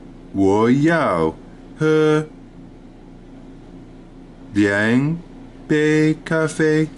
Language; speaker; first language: Chinese; non-native, learner; English